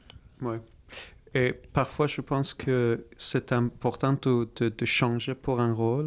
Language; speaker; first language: French; non-native, fluent; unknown